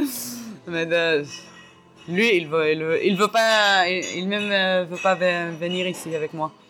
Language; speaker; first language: French; non-native, learner; Hebrew